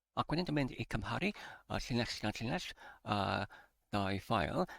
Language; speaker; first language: Welsh; non-native, learner; English